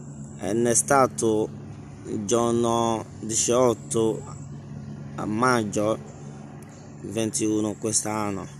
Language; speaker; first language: Italian; non-native, learner; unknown